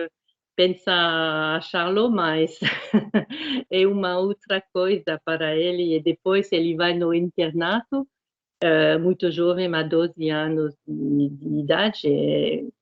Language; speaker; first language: Portuguese; non-native, fluent; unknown